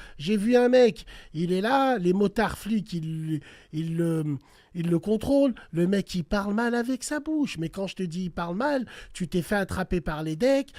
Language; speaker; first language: French; early bilingual, other home language; Arabic